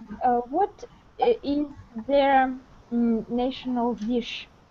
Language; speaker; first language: English; non-native, learner; Russian